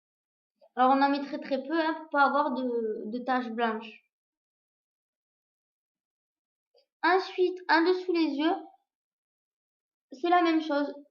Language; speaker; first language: French; native; French